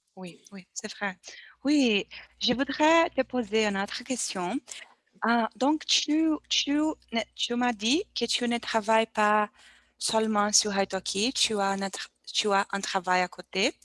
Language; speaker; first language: French; non-native, learner; Portuguese